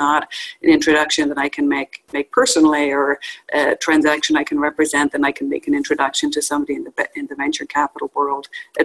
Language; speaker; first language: English; native; English